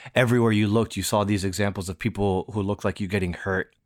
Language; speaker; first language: English; native; English